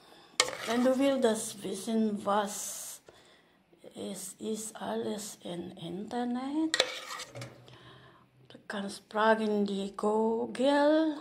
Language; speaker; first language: German; non-native, learner; Filipino